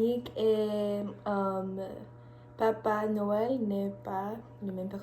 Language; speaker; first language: French; non-native, learner; English